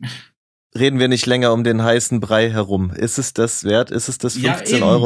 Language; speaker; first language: German; native; German